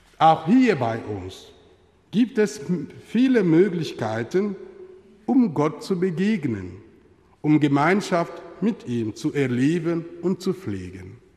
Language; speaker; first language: German; non-native, fluent; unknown